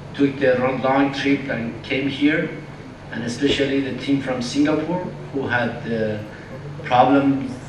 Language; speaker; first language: English; non-native, fluent; Persian